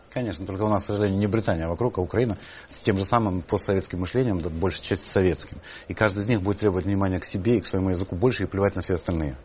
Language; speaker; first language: Russian; native; Russian